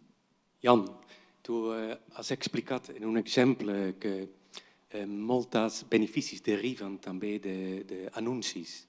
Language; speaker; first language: Catalan; non-native, fluent; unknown